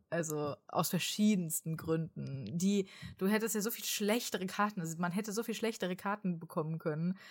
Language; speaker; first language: German; native; German